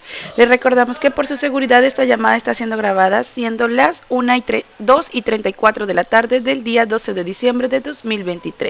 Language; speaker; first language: Spanish; native; Spanish